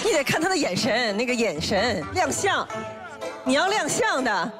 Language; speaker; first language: Chinese; native; Chinese